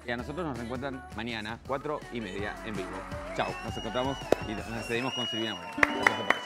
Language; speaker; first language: Spanish; native; Spanish